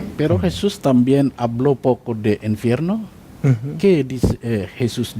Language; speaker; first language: Spanish; non-native, learner; Indonesian